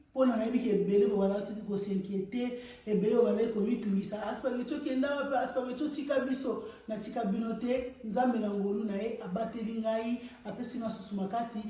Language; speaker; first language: Lingala; non-native, local second language; Mongo